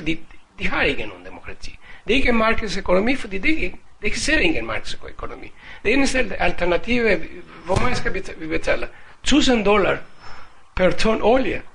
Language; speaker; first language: Danish; non-native, fluent; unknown